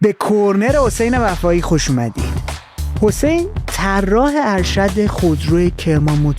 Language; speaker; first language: Persian; native; Persian